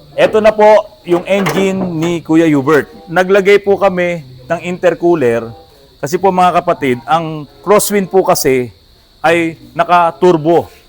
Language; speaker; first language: Filipino; native; Filipino